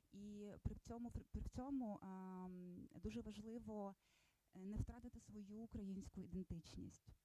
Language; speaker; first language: Ukrainian; native; Ukrainian